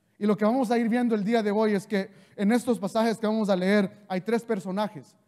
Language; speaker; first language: Spanish; early bilingual, heritage; Spanish